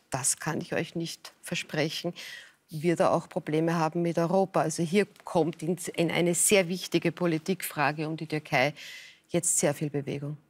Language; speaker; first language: German; native; German